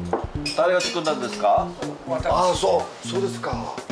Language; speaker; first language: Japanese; non-native, learner; Korean